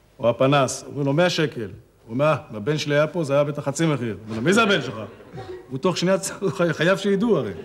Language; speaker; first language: Hebrew; native; Hebrew